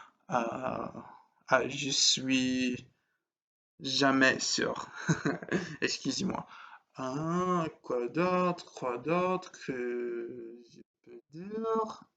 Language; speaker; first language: French; non-native, learner; English